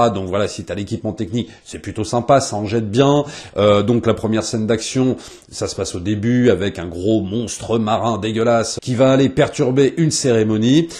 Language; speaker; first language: French; native; French